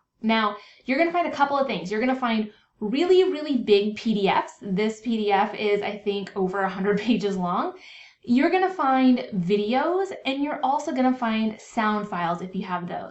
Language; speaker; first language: English; native; English